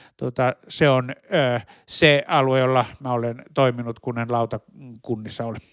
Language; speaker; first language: Finnish; native; Finnish